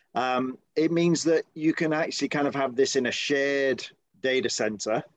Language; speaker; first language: English; native; English